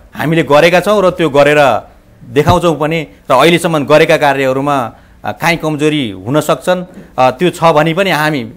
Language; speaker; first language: Nepali; native; Nepali